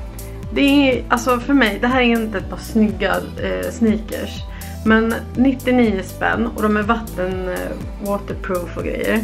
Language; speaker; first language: Swedish; native; Swedish